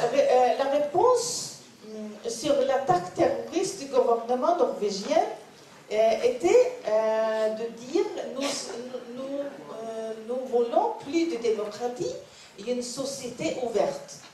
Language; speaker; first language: French; non-native, learner; Norwegian